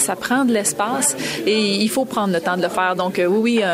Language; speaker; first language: French; native; French